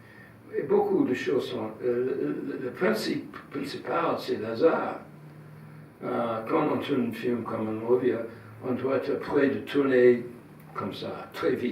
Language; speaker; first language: French; non-native, fluent; English